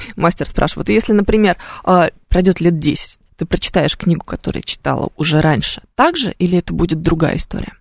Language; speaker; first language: Russian; native; Russian